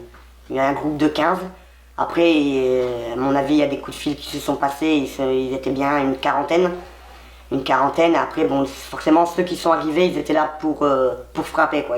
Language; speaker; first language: French; native; French